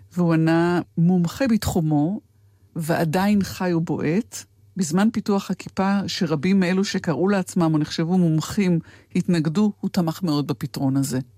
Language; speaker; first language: Hebrew; native; Hebrew